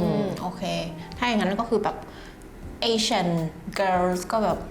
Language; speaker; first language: Thai; non-native, fluent; Vietnamese